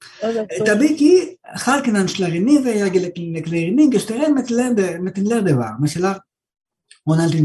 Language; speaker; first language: Turkish; non-native, learner; Greek